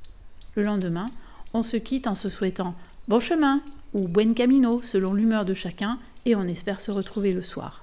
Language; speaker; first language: French; native; French